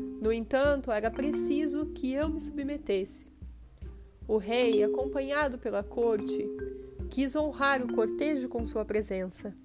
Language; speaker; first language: Portuguese; native; Portuguese